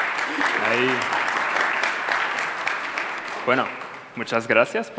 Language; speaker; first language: Spanish; non-native, fluent; Portuguese